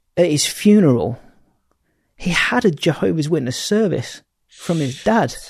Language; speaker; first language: English; native; English